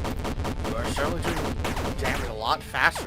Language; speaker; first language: English; native; English